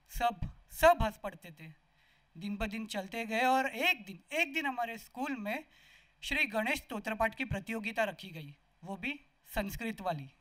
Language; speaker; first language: Hindi; non-native, local second language; Marathi